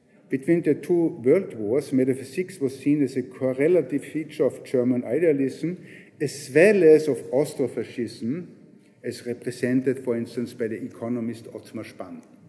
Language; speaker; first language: English; non-native, fluent; German